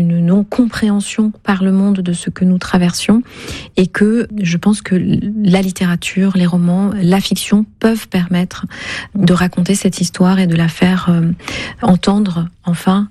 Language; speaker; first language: French; non-native, local second language; Kinyarwanda